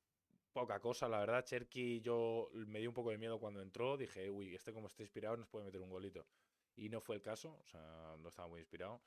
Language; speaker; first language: Spanish; native; Spanish